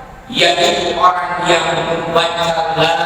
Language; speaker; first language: Indonesian; non-native, local second language; Sundanese